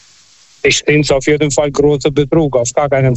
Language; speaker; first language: German; non-native, fluent; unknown